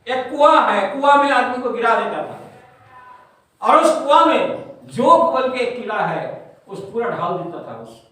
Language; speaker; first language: Hindi; non-native, local second language; Bangla